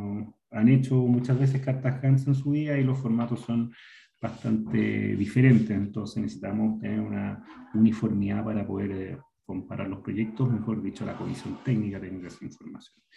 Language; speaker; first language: Spanish; native; Spanish